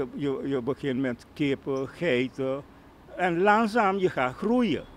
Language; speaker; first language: Dutch; non-native, local second language; Papiamento